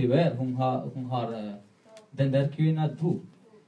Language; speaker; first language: Swedish; non-native, learner; Spanish